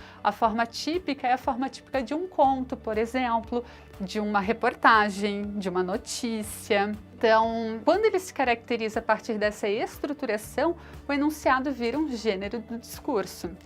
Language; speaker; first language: Portuguese; native; Portuguese